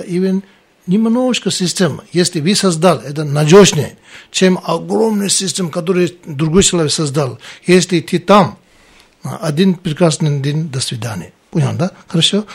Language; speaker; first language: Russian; non-native, learner; Tibetan